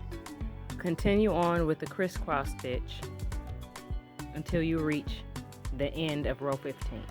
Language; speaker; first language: English; native; English